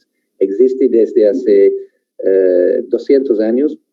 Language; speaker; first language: Spanish; non-native, fluent; English